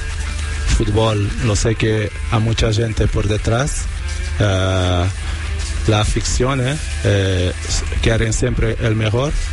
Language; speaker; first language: Spanish; non-native, learner; Kabuverdianu